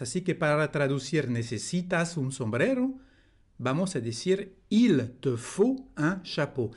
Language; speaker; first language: Spanish; non-native, fluent; French